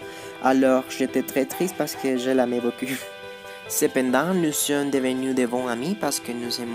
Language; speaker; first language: French; non-native, learner; Spanish